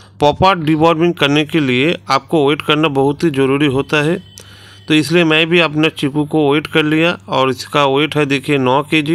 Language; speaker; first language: Hindi; non-native, local second language; Bangla